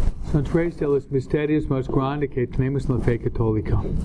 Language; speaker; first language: Spanish; non-native, fluent; English